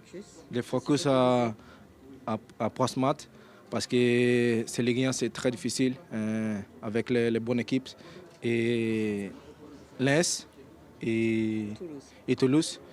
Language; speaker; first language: French; non-native, learner; Portuguese